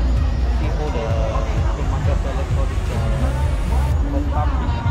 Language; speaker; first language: English; non-native, local second language; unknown